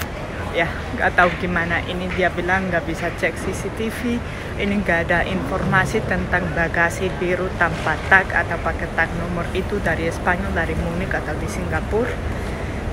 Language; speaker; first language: Indonesian; non-native, fluent; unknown